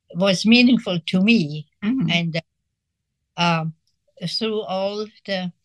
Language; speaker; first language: English; non-native, fluent; Swiss German